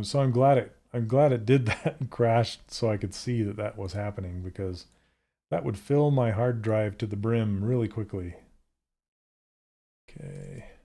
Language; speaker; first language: English; native; English